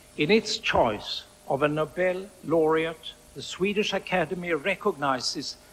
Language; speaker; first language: English; non-native, fluent; Swedish